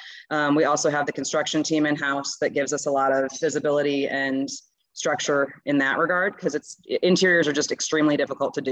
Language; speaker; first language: English; native; English